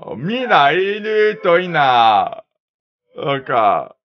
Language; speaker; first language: Japanese; non-native, learner; English